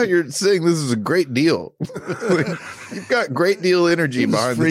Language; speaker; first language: English; native; English